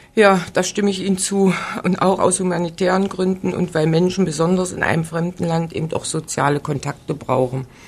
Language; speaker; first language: German; native; German